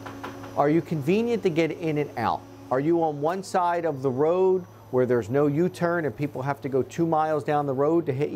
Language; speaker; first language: English; native; English